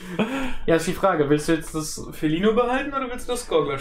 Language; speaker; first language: German; native; German